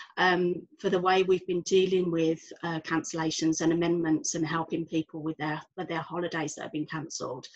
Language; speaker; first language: English; native; English